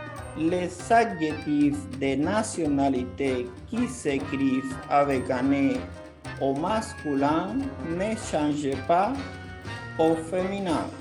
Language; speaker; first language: French; non-native, fluent; Portuguese